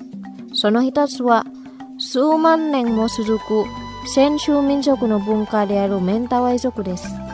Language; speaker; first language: Japanese; non-native, fluent; Indonesian